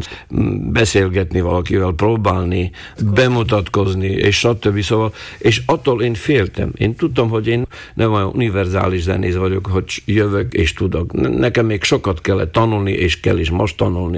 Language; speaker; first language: Hungarian; non-native, local second language; Slovak